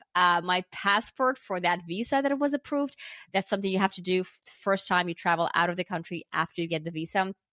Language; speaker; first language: English; non-native, fluent; Finnish